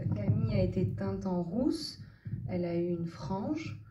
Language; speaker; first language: French; native; French